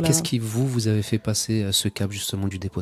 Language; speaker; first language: French; native; French